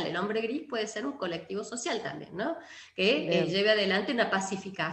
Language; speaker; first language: Spanish; native; Spanish